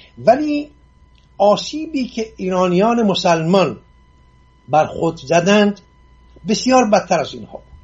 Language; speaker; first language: Persian; non-native, local second language; Assyrian Neo-Aramaic